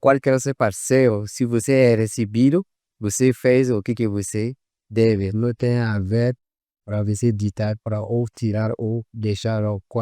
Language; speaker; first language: Portuguese; non-native, fluent; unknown